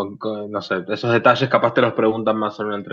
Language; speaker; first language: Spanish; native; Spanish